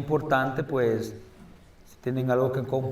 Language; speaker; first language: Spanish; native; Spanish